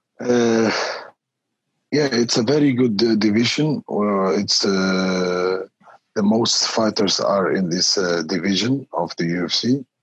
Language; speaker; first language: English; non-native, fluent; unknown